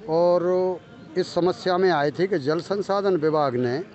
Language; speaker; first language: Hindi; native; Hindi